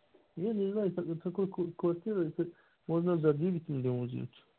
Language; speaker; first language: Russian; non-native, learner; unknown